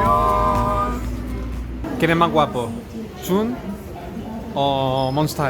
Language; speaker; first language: Spanish; native; Spanish